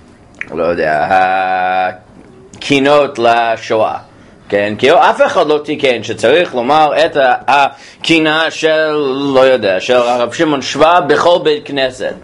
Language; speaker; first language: Hebrew; non-native, fluent; English